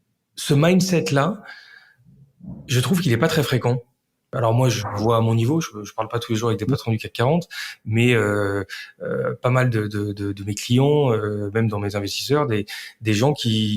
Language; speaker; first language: French; native; French